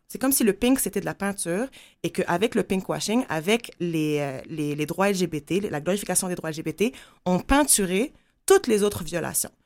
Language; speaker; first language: French; non-native, local second language; Arabic